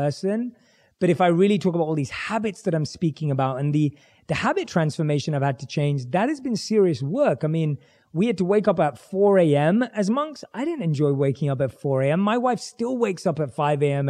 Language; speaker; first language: English; native; English